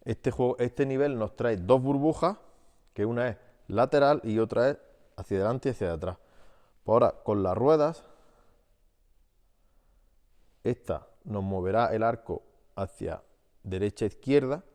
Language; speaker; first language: Spanish; native; Spanish